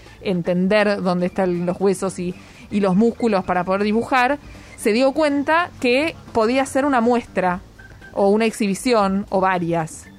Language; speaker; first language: Spanish; native; Spanish